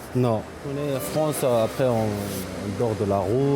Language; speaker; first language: French; non-native, learner; Arabic